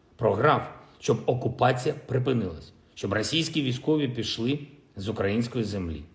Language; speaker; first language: Ukrainian; non-native, local second language; Russian